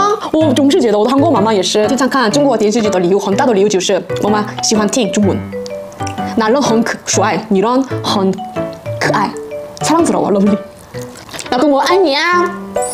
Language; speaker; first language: Chinese; non-native, learner; Korean